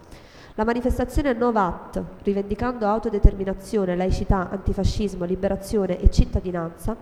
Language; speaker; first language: Italian; native; Italian